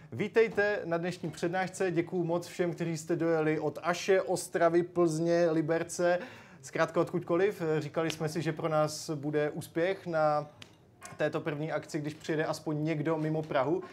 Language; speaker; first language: Czech; native; Czech